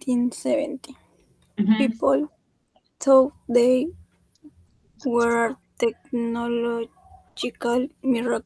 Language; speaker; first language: English; non-native, learner; Spanish